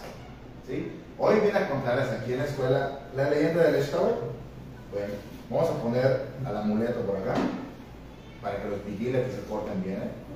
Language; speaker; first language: Spanish; native; Spanish